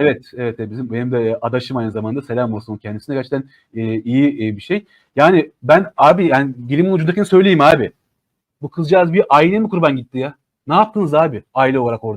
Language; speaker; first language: Turkish; native; Turkish